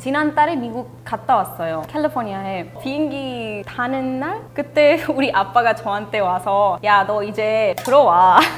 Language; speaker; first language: Korean; non-native, fluent; English